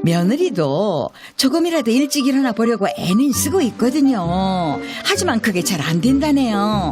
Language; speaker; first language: Korean; native; Korean